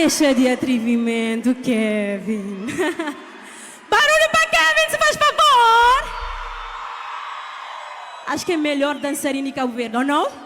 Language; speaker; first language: Portuguese; non-native, local second language; Kabuverdianu